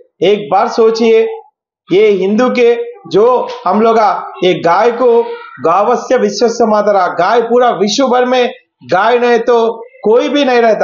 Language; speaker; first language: Hindi; non-native, local second language; Telugu